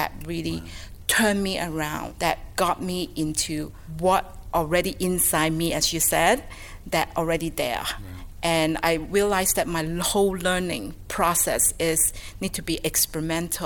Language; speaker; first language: English; non-native, local second language; Cantonese